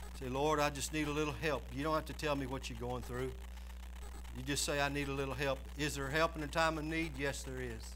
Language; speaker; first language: English; native; English